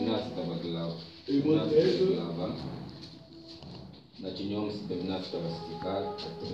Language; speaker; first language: Russian; non-native, fluent; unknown